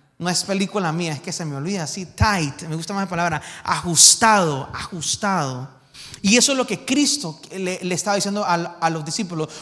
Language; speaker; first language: Spanish; native; Spanish